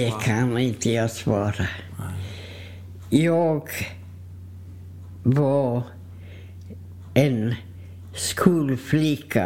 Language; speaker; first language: Swedish; non-native, fluent; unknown